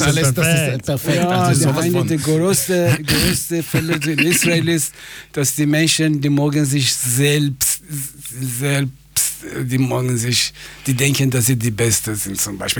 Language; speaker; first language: German; non-native, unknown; Persian